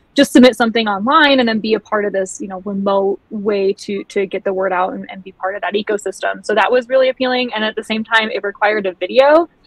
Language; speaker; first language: English; native; English